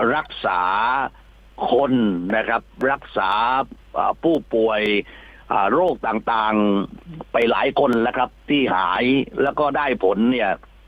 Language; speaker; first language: Thai; native; Thai